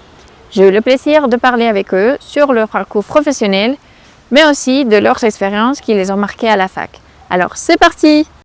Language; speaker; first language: French; non-native, fluent; Spanish